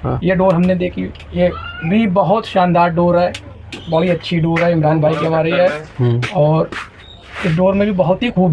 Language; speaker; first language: Hindi; native; Hindi